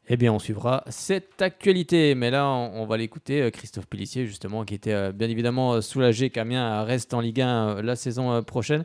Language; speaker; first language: French; native; French